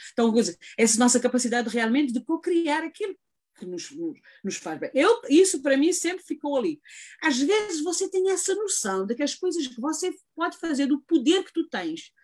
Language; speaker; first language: Portuguese; native; Portuguese